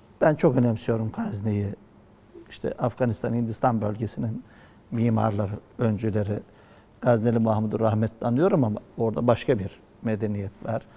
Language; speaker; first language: Turkish; native; Turkish